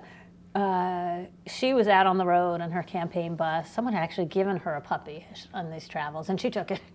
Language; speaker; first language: English; native; English